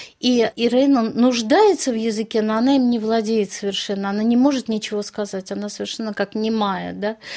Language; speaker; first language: Russian; native; Russian